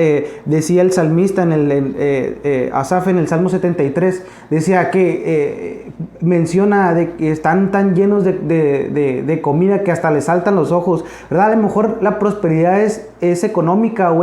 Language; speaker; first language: Spanish; native; Spanish